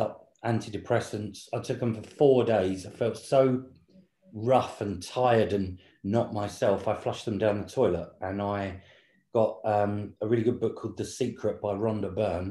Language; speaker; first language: English; native; English